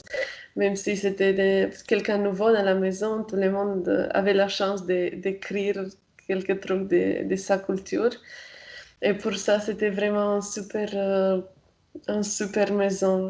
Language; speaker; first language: French; non-native, fluent; Romanian